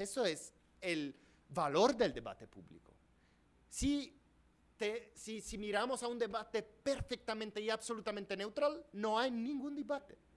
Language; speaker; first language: Spanish; non-native, fluent; Italian